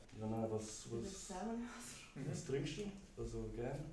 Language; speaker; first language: German; non-native, learner; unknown